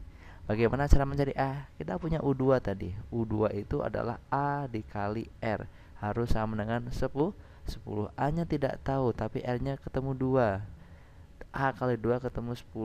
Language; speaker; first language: Indonesian; native; Indonesian